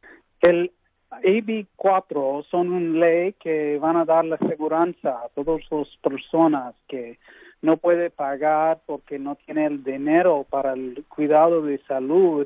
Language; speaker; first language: Spanish; early bilingual, heritage; English